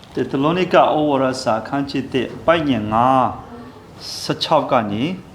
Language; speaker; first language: Burmese; non-native, local second language; Hakha Chin